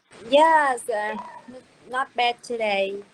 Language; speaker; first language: English; non-native, learner; Vietnamese